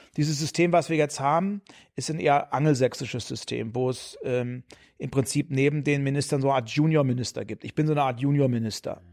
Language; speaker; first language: German; native; German